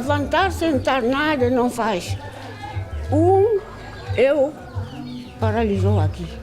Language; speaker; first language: Portuguese; non-native, learner; Kabuverdianu